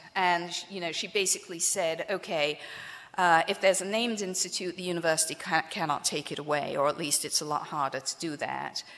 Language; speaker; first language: English; native; English